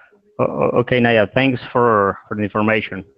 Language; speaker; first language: English; non-native, learner; Spanish